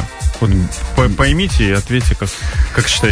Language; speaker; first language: Russian; native; Russian